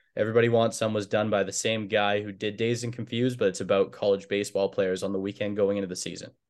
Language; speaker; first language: English; native; English